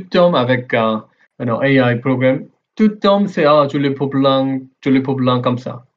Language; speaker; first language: French; non-native, learner; Korean